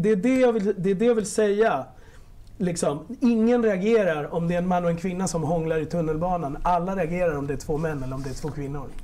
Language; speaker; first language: Swedish; early bilingual, other home language; Spanish